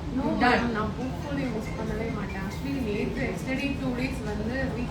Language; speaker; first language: Tamil; native; Tamil